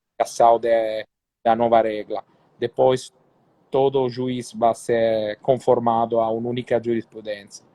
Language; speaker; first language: Portuguese; non-native, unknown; Italian